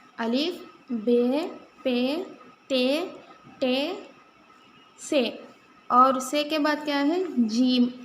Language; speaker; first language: Hindi; native; Hindi